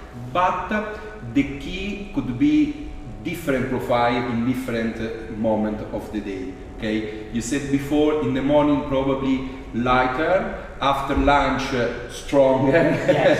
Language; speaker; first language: English; non-native, fluent; Italian